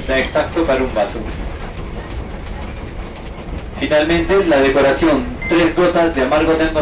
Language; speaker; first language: Spanish; native; Spanish